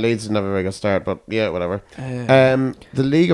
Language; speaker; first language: English; native; English